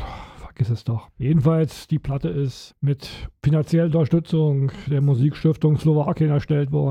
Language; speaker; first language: German; native; German